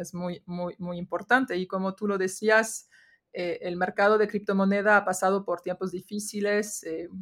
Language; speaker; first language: Spanish; non-native, fluent; French